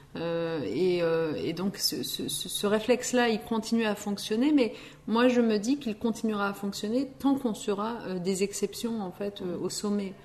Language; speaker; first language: French; early bilingual, other home language; Riffian